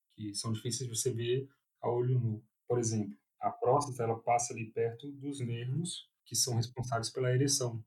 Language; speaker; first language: Portuguese; native; Portuguese